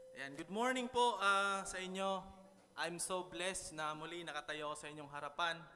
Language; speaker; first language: Filipino; non-native, local second language; Cebuano